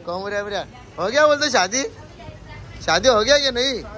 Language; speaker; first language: Hindi; non-native, local second language; Marathi